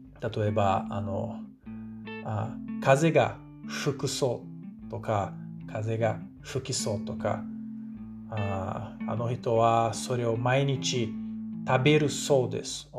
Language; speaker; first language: Japanese; non-native, fluent; Portuguese